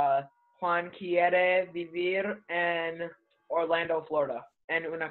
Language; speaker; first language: Spanish; non-native, learner; English